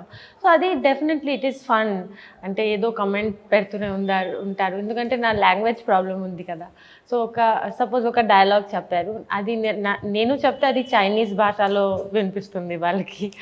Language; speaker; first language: Telugu; non-native, fluent; Bangla